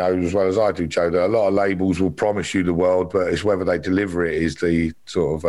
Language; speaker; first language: English; native; English